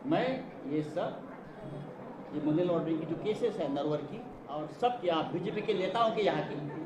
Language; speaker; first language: Hindi; non-native, local second language; Marathi